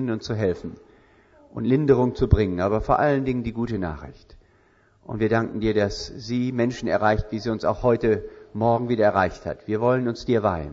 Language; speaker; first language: German; native; German